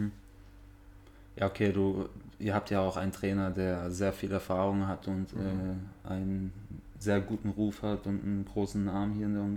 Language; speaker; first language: German; native; German